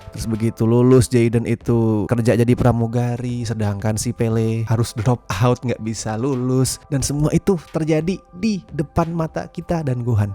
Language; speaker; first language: Indonesian; native; Indonesian